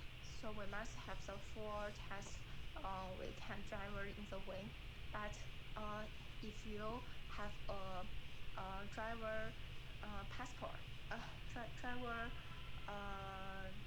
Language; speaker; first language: English; non-native, learner; Chinese